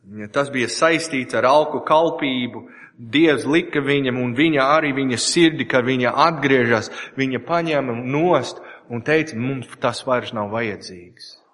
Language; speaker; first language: Latvian; non-native, learner; English